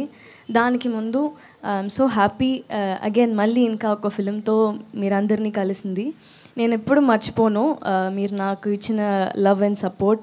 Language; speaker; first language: Telugu; non-native, learner; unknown